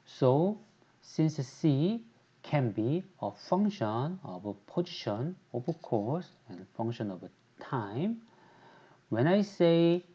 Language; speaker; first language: English; non-native, fluent; Korean